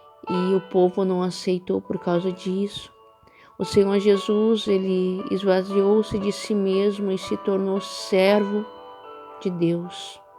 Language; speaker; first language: Portuguese; native; Portuguese